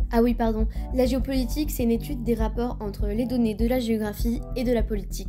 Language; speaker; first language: French; native; French